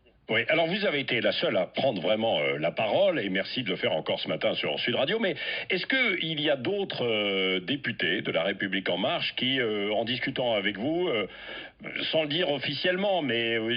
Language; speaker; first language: French; native; French